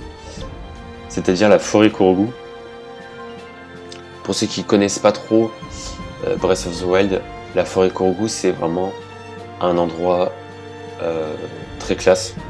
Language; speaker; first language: French; native; French